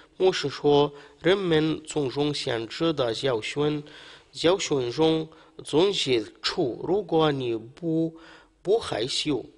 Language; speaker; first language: Chinese; non-native, fluent; Arabic